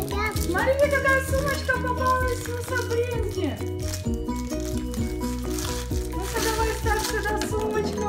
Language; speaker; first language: Russian; native; Russian